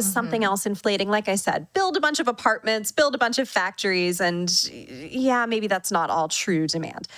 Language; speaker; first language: English; native; English